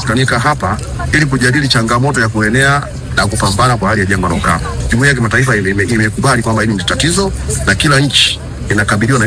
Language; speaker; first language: Swahili; native; Swahili